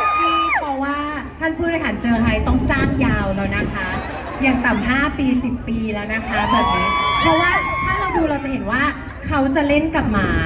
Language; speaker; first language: Thai; native; Thai